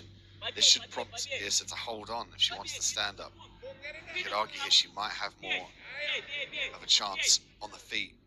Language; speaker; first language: English; native; English